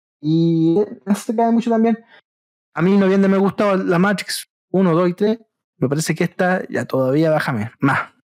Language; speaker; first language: Spanish; native; Spanish